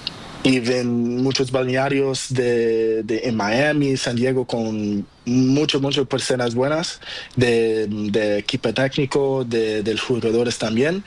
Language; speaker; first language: Spanish; non-native, learner; Portuguese